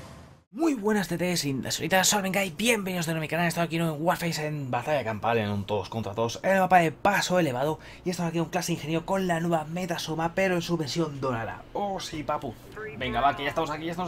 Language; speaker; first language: Spanish; native; Spanish